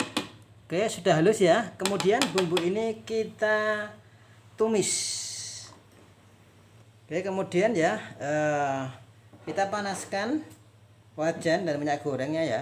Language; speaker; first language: Indonesian; native; Indonesian